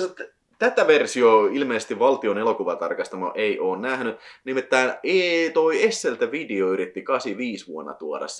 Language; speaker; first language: Finnish; native; Finnish